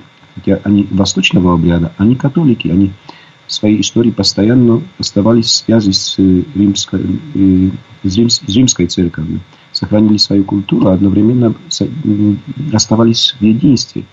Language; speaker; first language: Russian; non-native, fluent; Polish